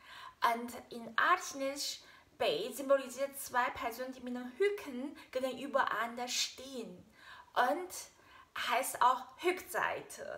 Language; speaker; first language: German; non-native, fluent; Chinese